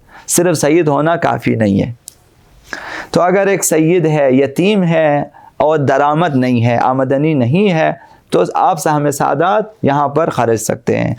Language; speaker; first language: Urdu; non-native, local second language; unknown